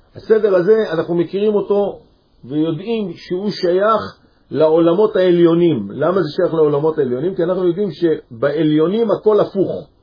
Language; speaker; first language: Hebrew; native; Hebrew